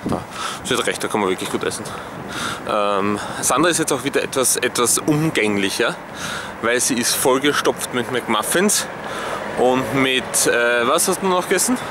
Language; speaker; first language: German; native; German